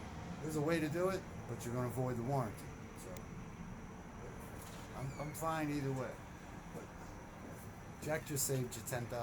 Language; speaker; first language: English; native; English